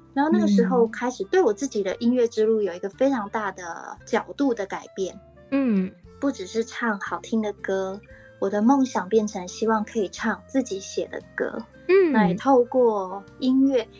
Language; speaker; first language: Chinese; non-native, local second language; Hakka Chinese